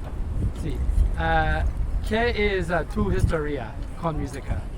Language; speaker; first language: Spanish; non-native, learner; English